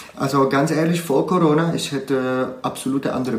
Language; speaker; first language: German; non-native, learner; Arabic